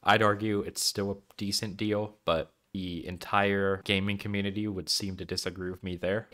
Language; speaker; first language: English; native; English